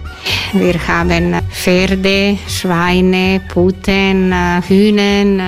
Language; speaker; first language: German; non-native, learner; Croatian